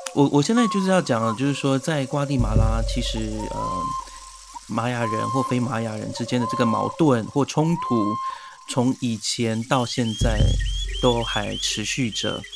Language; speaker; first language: Chinese; native; Chinese